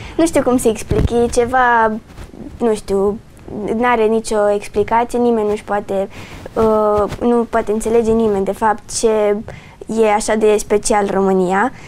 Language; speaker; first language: Romanian; early bilingual, other home language; English